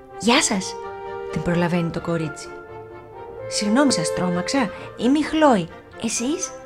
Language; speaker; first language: Greek; native; Greek